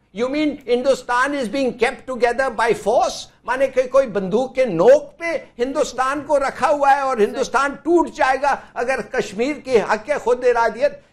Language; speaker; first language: Urdu; native; Urdu